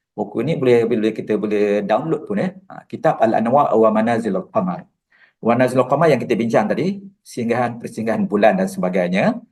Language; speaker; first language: Malay; native; Malay